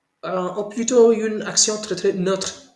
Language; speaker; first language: French; non-native, learner; Hindi